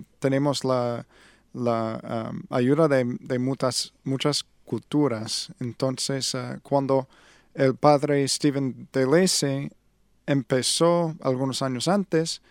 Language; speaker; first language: Spanish; non-native, learner; English